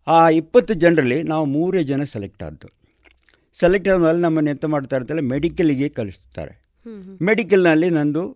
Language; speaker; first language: Kannada; native; Kannada